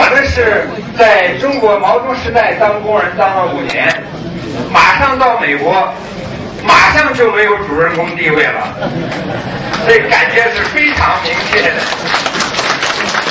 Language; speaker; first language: Chinese; early bilingual, other home language; English